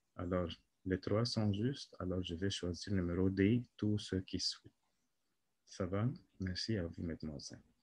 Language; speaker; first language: French; non-native, local second language; Arabic